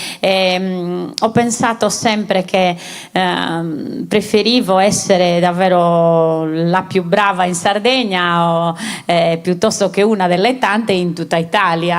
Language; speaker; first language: Italian; native; Italian